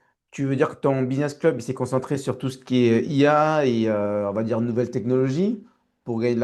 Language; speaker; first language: French; native; French